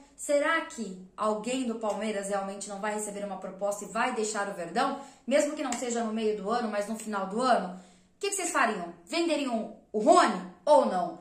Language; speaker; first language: Portuguese; native; Portuguese